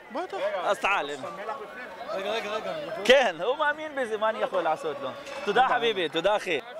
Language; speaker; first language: Hebrew; non-native, local second language; Arabic